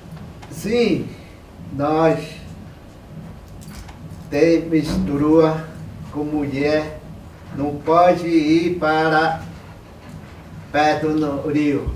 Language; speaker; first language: Portuguese; non-native, local second language; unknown